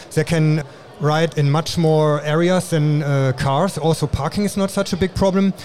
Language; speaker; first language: English; non-native, fluent; German